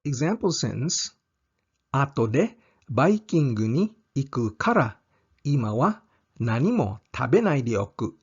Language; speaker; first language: Japanese; non-native, fluent; English